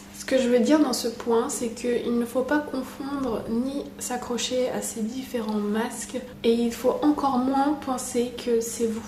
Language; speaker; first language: French; native; French